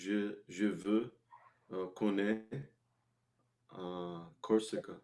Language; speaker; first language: French; non-native, learner; English